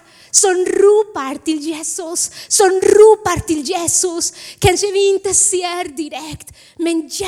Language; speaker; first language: Swedish; non-native, fluent; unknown